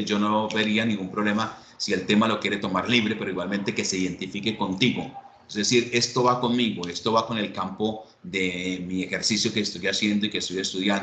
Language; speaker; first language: Spanish; native; Spanish